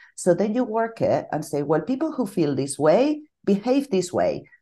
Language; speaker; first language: English; non-native, fluent; Spanish